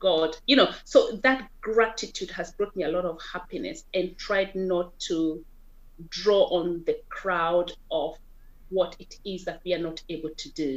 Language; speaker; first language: English; non-native, local second language; Kikuyu